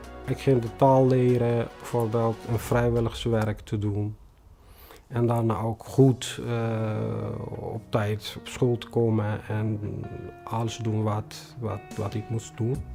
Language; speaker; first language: Dutch; non-native, fluent; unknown